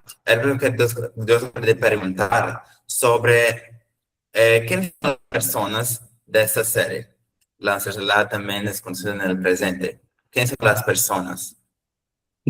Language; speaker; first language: Spanish; non-native, learner; Portuguese